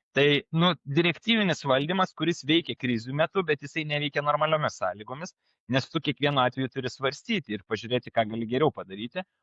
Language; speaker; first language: Lithuanian; native; Lithuanian